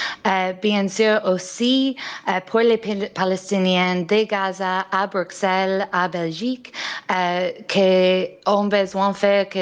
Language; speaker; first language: French; non-native, learner; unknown